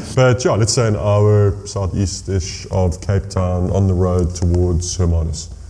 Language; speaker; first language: English; native; English